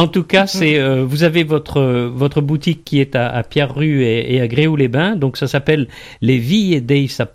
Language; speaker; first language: French; native; French